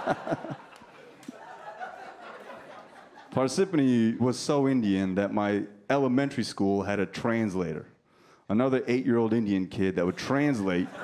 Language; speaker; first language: English; native; English